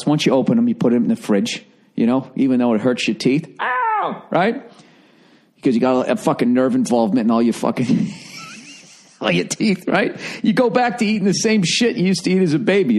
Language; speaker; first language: English; native; English